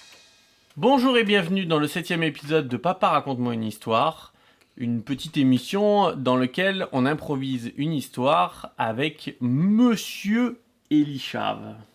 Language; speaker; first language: French; native; French